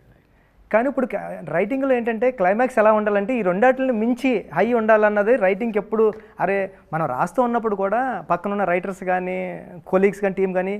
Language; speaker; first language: Telugu; native; Telugu